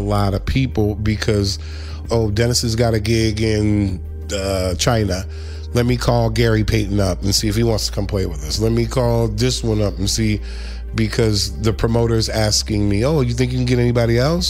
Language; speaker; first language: English; native; English